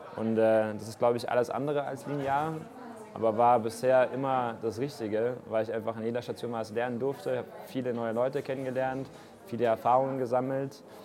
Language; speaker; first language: German; native; German